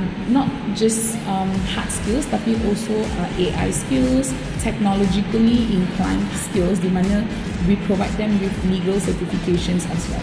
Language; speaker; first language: English; native; English